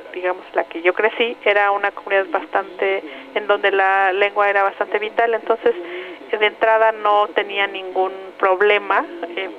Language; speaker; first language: Spanish; non-native, local second language; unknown